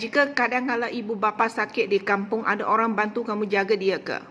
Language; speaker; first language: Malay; non-native, local second language; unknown